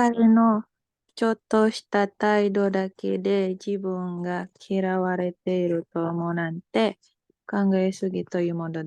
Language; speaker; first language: Japanese; non-native, learner; Indonesian